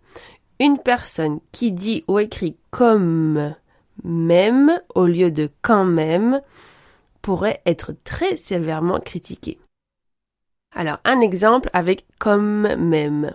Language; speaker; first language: French; native; French